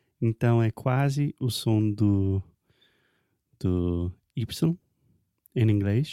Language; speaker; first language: Portuguese; non-native, fluent; English